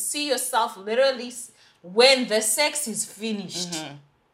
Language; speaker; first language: English; non-native, local second language; Shona